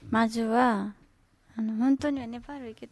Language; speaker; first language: Japanese; non-native, learner; Nepali